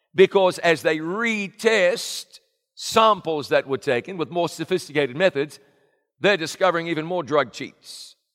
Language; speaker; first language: English; native; English